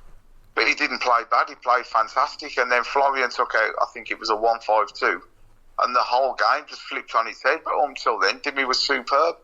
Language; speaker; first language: English; native; English